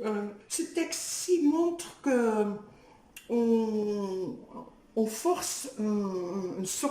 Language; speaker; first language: French; non-native, fluent; Dutch